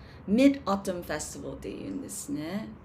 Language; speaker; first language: Japanese; non-native, learner; English